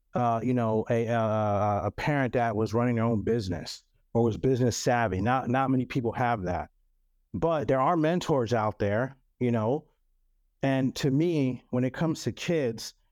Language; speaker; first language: English; non-native, local second language; French